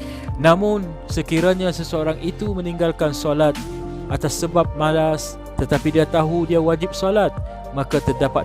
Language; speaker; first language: Malay; native; Malay